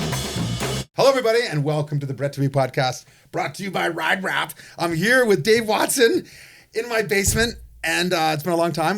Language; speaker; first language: English; native; English